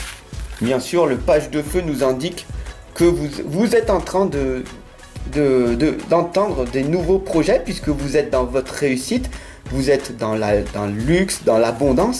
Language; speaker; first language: French; native; French